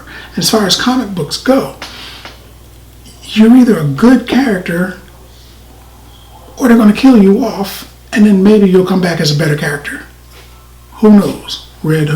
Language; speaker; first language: English; native; English